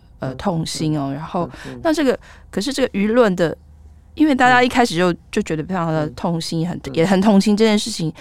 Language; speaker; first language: Chinese; native; Chinese